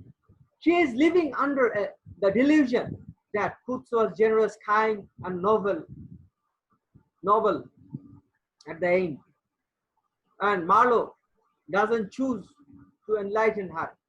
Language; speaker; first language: English; non-native, local second language; Bangla